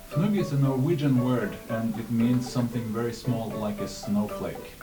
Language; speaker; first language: English; non-native, fluent; Norwegian